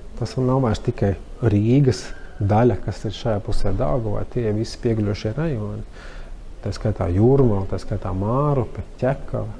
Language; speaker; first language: Latvian; native; Latvian